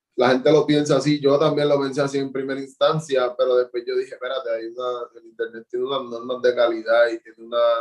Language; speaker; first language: Spanish; native; Spanish